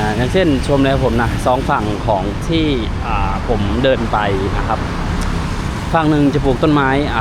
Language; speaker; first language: Thai; non-native, fluent; Lao